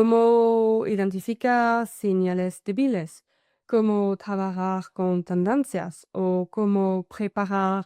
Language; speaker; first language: Spanish; non-native, fluent; French